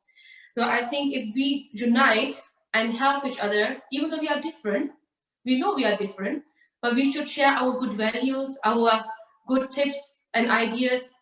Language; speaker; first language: English; early bilingual, other home language; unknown